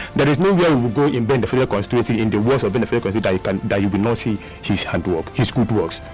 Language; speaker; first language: English; non-native, local second language; Igbo